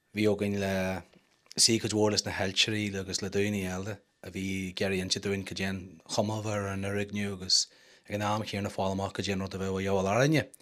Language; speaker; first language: Irish; non-native, local second language; English